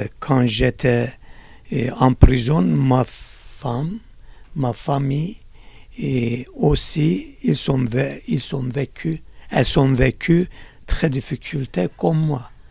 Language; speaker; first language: French; non-native, learner; Kurdish